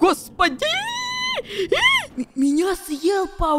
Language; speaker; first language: Russian; native; Russian